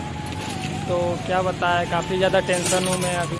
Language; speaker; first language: Hindi; native; Hindi